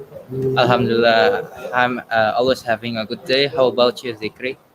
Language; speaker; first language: English; non-native, learner; Indonesian